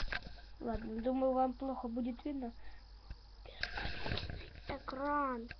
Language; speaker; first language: Russian; native; Russian